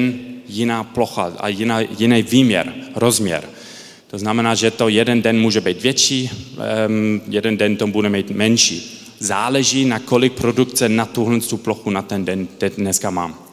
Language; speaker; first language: Czech; early bilingual, heritage; Czech